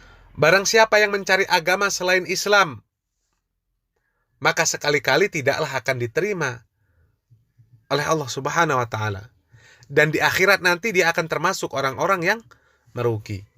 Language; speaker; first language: Indonesian; native; Indonesian